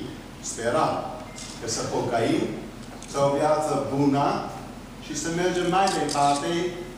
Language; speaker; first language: Romanian; early bilingual, heritage; Romanian